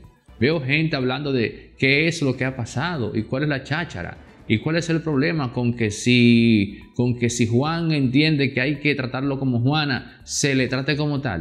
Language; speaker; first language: Spanish; native; Spanish